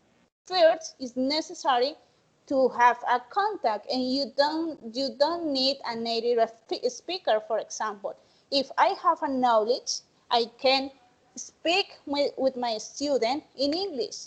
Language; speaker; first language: English; non-native, learner; Spanish